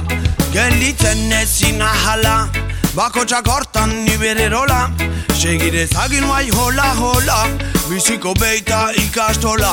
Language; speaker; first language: Basque; native; Basque